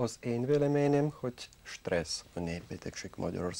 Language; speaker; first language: Hungarian; non-native, learner; Russian